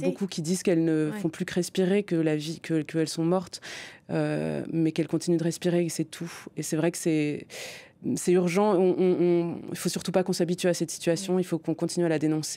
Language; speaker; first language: French; native; French